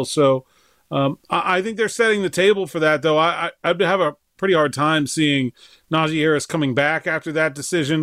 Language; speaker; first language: English; native; English